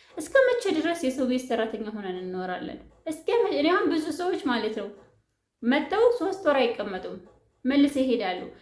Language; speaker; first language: Amharic; native; Amharic